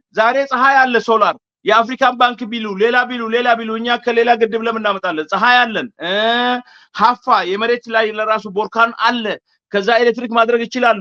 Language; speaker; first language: Amharic; non-native, local second language; Afar